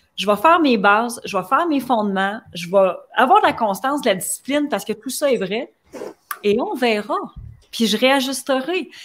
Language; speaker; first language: French; native; French